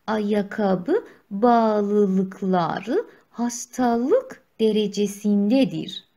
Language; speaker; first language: Turkish; non-native, fluent; Persian